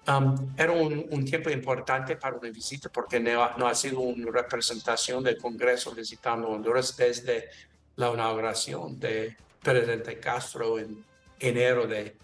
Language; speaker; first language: Spanish; non-native, learner; English